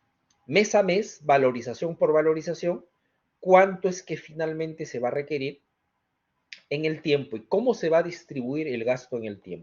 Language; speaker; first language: Spanish; native; Spanish